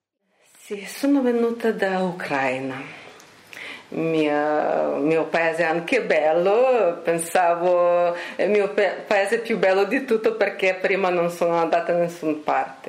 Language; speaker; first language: Italian; non-native, learner; Russian